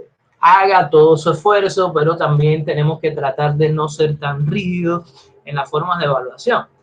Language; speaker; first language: Spanish; native; Spanish